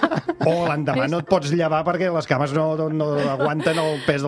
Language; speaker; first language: Catalan; native; Catalan